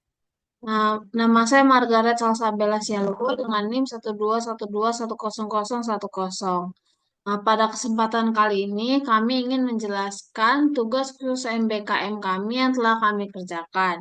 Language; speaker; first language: Indonesian; native; Indonesian